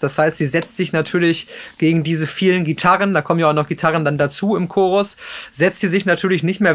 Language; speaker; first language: German; native; German